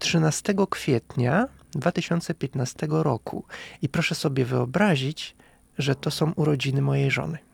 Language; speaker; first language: Polish; non-native, fluent; Russian